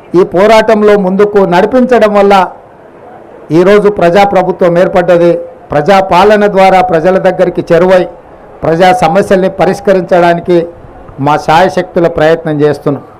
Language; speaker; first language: Telugu; native; Telugu